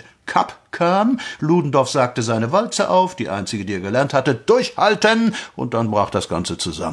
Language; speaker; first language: German; native; German